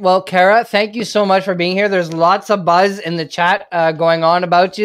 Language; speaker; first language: English; native; English